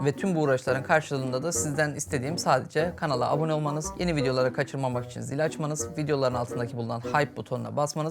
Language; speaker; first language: Turkish; native; Turkish